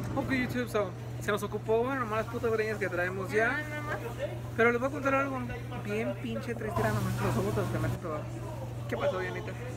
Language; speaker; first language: Spanish; early bilingual, heritage; Spanish